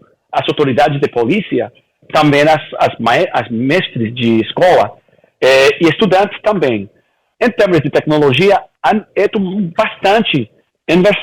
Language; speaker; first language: Portuguese; early bilingual, heritage; Portuguese